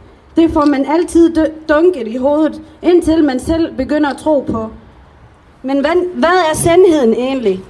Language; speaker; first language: Danish; early bilingual, other home language; Arabic